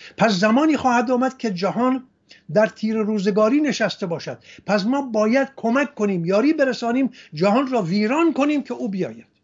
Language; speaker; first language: Persian; non-native, local second language; Assyrian Neo-Aramaic